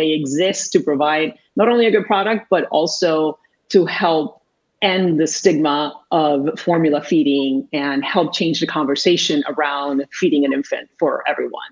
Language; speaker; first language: English; non-native, fluent; Spanish